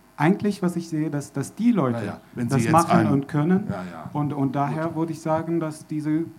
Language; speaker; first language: German; non-native, fluent; Arabic